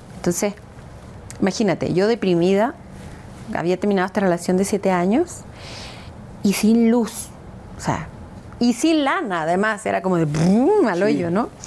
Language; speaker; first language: Spanish; native; Spanish